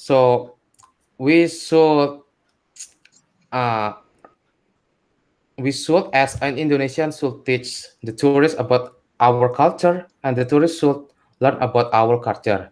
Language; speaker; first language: English; non-native, learner; Indonesian